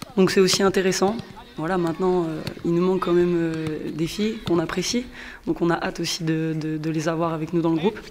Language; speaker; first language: French; native; French